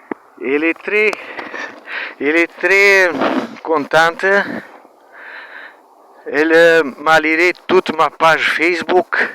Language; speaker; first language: French; non-native, learner; Romanian